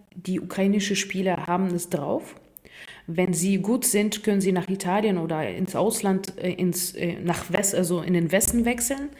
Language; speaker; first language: German; non-native, fluent; Russian